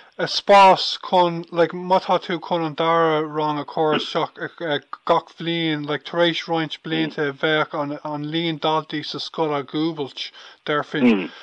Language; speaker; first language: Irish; non-native, local second language; English